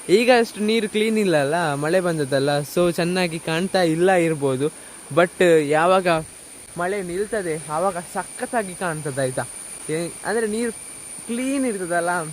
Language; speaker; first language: Kannada; non-native, local second language; Tulu